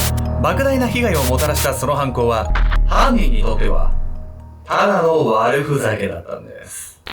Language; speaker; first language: Japanese; native; Japanese